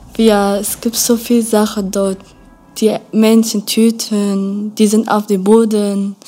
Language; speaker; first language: German; non-native, learner; Kurdish